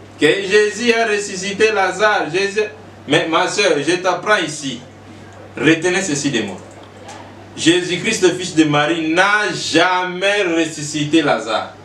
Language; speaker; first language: French; non-native, local second language; Lingala